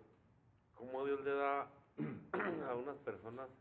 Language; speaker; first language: Spanish; native; Spanish